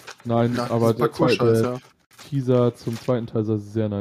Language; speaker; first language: German; native; German